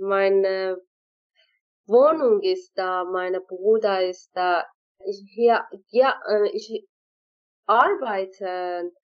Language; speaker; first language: German; non-native, learner; Persian